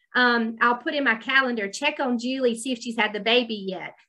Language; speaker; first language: English; native; English